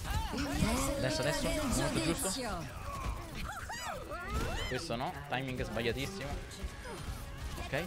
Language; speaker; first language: Italian; native; Italian